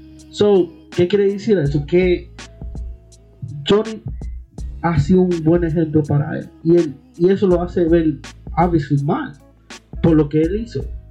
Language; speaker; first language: Spanish; early bilingual, other home language; English